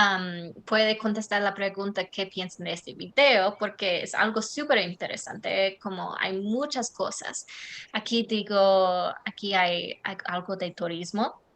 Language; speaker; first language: Spanish; non-native, learner; English